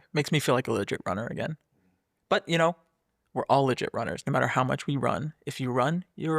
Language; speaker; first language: English; native; English